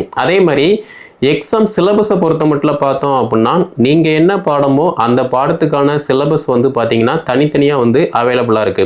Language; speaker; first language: Tamil; native; Tamil